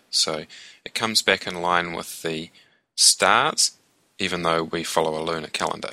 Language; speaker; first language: English; native; English